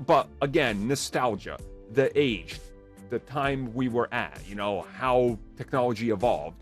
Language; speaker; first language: English; native; English